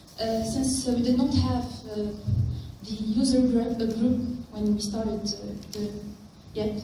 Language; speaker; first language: English; non-native, local second language; Arabic